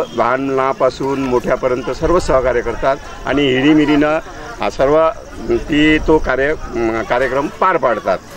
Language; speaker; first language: Marathi; native; Marathi